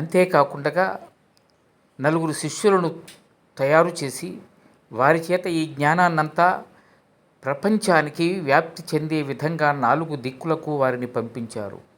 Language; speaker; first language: Telugu; native; Telugu